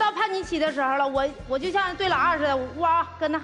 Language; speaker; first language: Chinese; native; Chinese